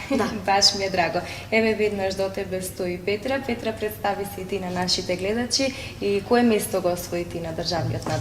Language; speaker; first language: Macedonian; native; Macedonian